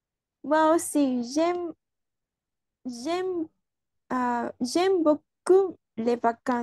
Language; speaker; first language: French; non-native, learner; Spanish